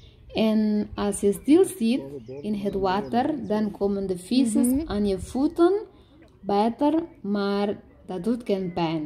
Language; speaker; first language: Dutch; non-native, learner; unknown